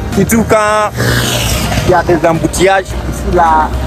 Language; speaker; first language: French; native; French